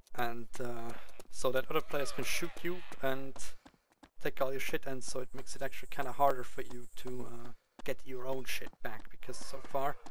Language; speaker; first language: English; non-native, fluent; Swiss German